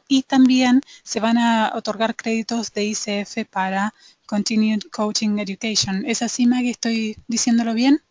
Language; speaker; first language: Spanish; native; Spanish